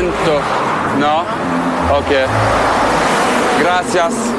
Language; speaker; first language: Spanish; non-native, learner; French